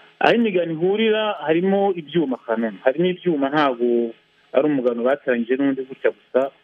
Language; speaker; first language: Kinyarwanda; early bilingual, heritage; Kinyarwanda